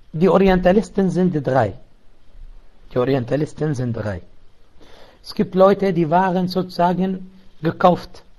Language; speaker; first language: German; non-native, local second language; Arabic